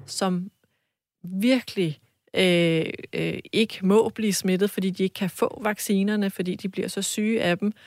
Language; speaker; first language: Danish; early bilingual, other home language; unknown